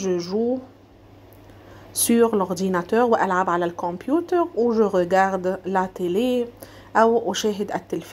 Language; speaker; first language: French; non-native, fluent; Arabic